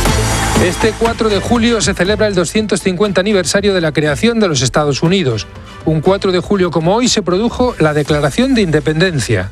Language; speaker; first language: Spanish; native; Spanish